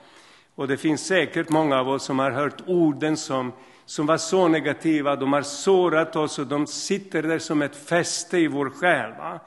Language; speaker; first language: Swedish; non-native, fluent; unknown